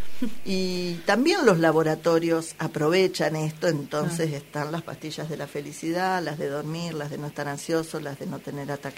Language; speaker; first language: Spanish; native; Spanish